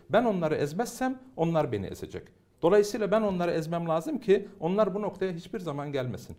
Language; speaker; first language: Turkish; early bilingual, heritage; Turkish